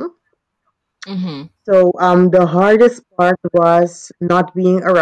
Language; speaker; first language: English; non-native, fluent; Papiamento